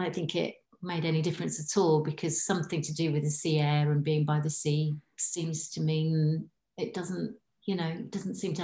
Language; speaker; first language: English; native; English